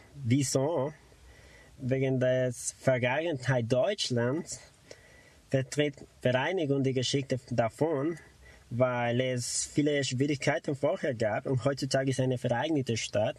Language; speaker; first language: German; non-native, fluent; Spanish